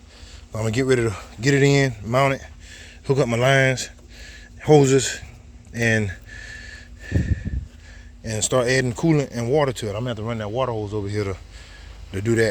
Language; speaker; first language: English; native; English